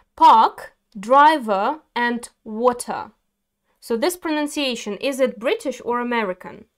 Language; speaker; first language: English; non-native, fluent; Ukrainian